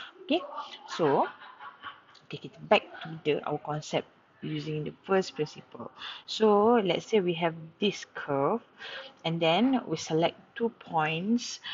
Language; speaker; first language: English; non-native, local second language; Malay